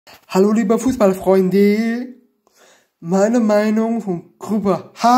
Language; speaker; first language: German; non-native, learner; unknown